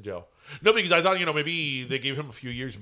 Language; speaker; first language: English; native; English